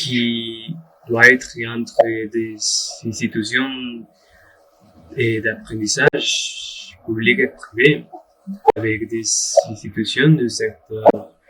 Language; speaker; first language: French; non-native, learner; Spanish